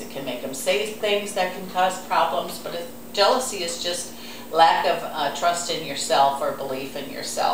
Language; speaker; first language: English; native; English